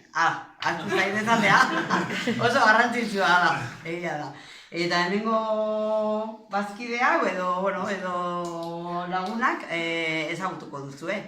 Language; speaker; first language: Basque; non-native, learner; Spanish